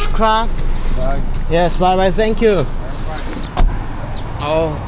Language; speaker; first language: English; non-native, learner; Korean